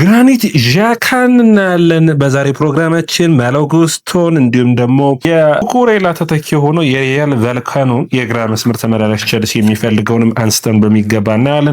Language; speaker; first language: Amharic; native; Amharic